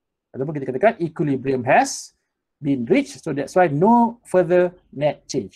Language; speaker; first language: English; non-native, local second language; Malay